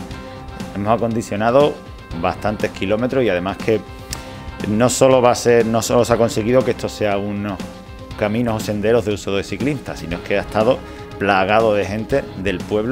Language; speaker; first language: Spanish; native; Spanish